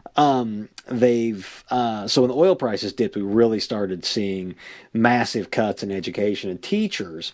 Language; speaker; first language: English; native; English